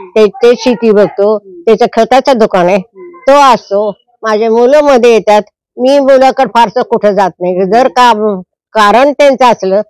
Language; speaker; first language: Marathi; native; Marathi